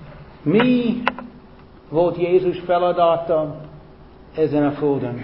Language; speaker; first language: Hungarian; non-native, fluent; English